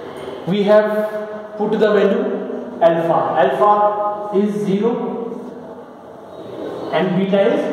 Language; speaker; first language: Hindi; native; Hindi